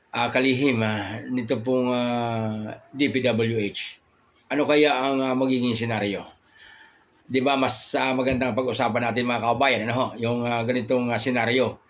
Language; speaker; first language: Filipino; non-native, local second language; Bikol